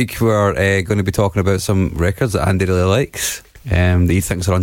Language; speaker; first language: English; native; English